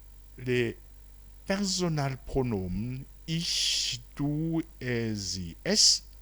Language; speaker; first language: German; non-native, fluent; Rundi